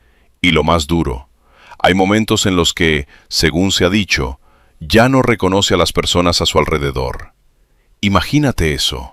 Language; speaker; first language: Spanish; native; Spanish